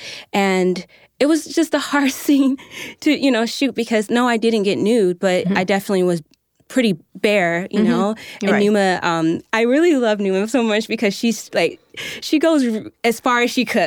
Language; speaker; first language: English; native; English